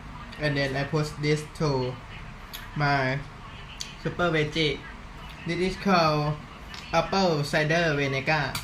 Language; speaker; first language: English; non-native, learner; Thai